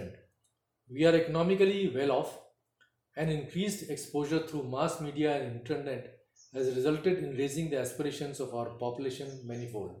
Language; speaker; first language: English; non-native, local second language; Hindi